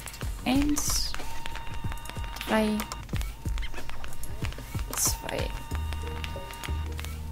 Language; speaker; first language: German; native; German